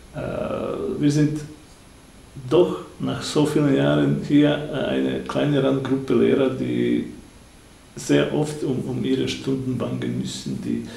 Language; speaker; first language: German; non-native, fluent; Bosnian